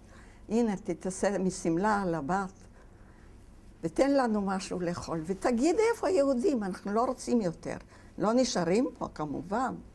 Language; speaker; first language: Hebrew; non-native, fluent; Yiddish